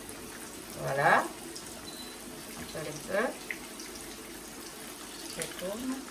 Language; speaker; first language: French; non-native, fluent; Italian